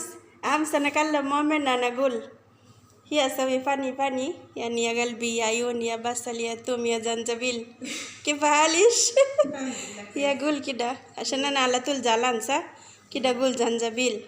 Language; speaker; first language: Arabic; non-native, learner; Bangla